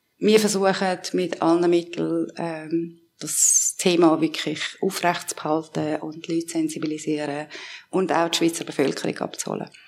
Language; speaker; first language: German; early bilingual, other home language; Persian